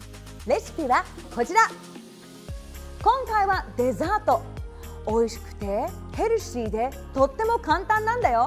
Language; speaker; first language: Japanese; non-native, fluent; Filipino